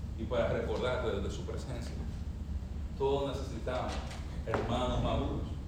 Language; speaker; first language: Spanish; native; Spanish